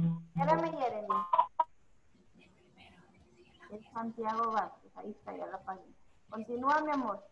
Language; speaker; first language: Spanish; native; Spanish